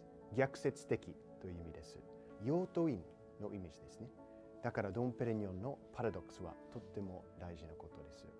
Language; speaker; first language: Japanese; non-native, fluent; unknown